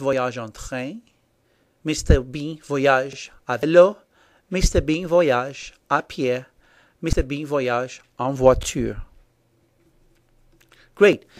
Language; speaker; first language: French; non-native, fluent; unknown